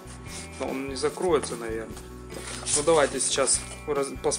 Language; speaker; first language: Russian; native; Russian